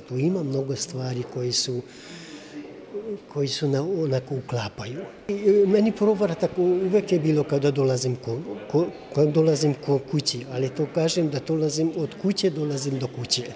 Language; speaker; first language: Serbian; non-native, local second language; Hungarian